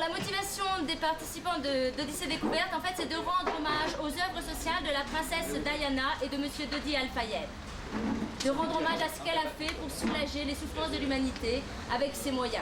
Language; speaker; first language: French; native; French